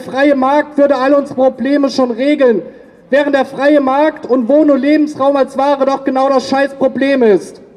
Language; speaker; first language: German; native; German